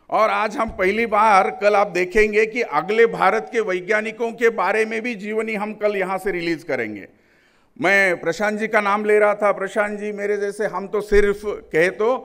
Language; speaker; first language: Hindi; non-native, local second language; Marathi